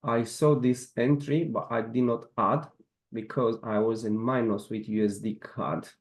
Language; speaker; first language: English; non-native, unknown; Romanian